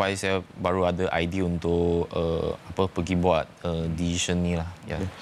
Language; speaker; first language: Malay; native; Malay